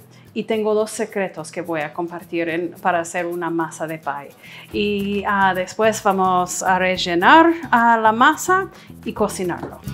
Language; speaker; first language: Spanish; non-native, fluent; English